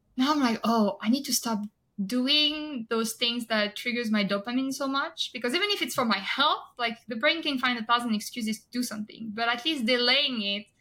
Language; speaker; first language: English; non-native, fluent; French